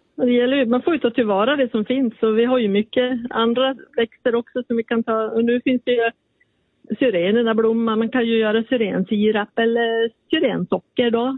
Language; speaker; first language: Swedish; native; Swedish